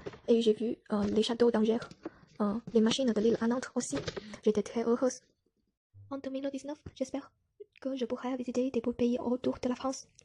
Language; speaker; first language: French; non-native, learner; Chinese